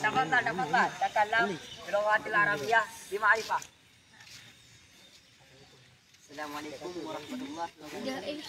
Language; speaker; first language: Arabic; non-native, learner; Indonesian